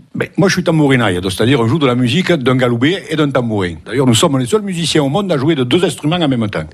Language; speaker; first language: French; native; French